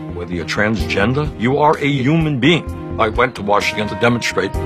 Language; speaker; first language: English; native; English